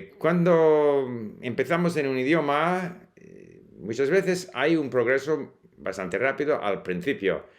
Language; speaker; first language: Spanish; non-native, fluent; English